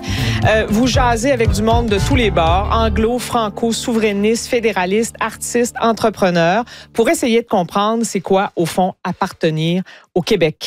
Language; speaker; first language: French; native; French